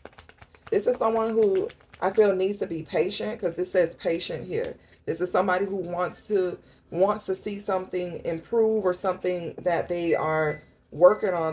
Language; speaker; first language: English; native; English